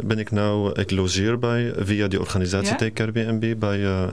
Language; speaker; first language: Dutch; non-native, learner; Arabic